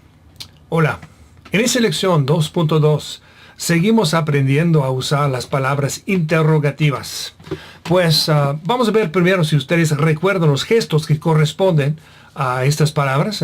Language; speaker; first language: Spanish; non-native, fluent; English